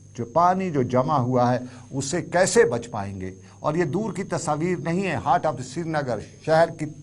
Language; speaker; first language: Urdu; non-native, local second language; Kashmiri